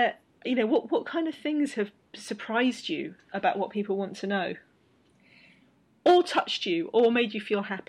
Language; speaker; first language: English; native; English